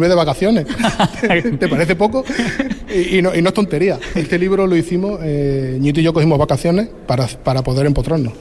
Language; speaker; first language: Spanish; native; Spanish